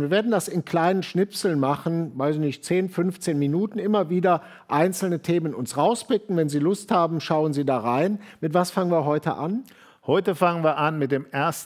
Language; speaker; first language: German; native; German